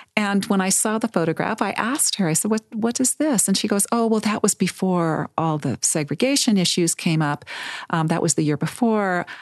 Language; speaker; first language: English; native; English